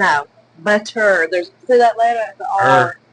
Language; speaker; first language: English; native; English